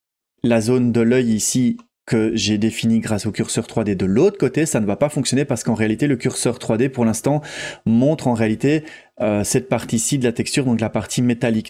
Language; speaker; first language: French; native; French